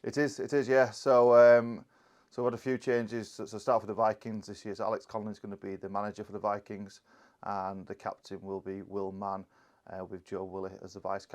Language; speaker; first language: English; native; English